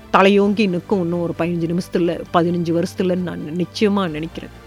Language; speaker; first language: Tamil; early bilingual, heritage; Tamil